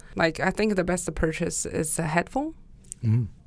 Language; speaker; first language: English; non-native, fluent; Chinese